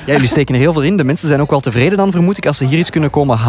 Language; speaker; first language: Dutch; native; Dutch